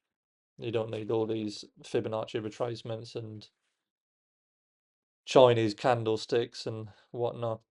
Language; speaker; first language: English; native; English